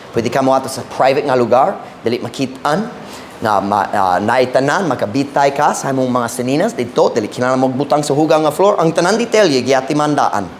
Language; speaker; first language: Cebuano; non-native, fluent; English